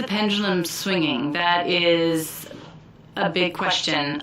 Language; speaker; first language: English; native; English